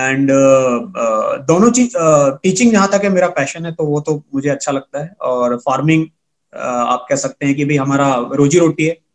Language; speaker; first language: Hindi; native; Hindi